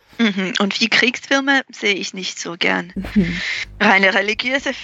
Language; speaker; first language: German; non-native, fluent; English